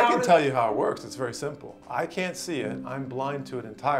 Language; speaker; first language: English; native; English